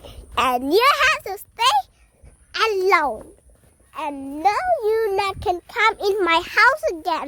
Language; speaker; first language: English; non-native, learner; Khmer